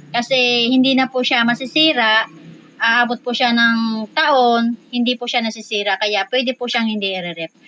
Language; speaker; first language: Filipino; native; Filipino